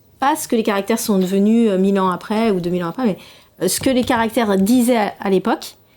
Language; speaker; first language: French; native; French